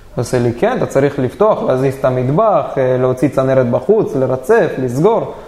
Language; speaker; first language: Hebrew; native; Hebrew